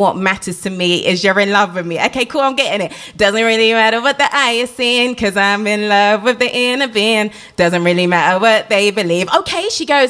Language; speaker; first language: English; non-native, local second language; Krio